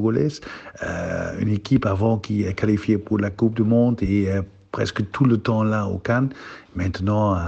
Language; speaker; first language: French; non-native, fluent; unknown